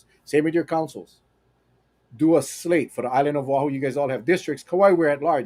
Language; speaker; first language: English; native; English